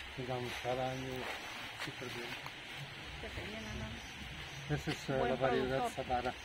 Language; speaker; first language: Spanish; non-native, fluent; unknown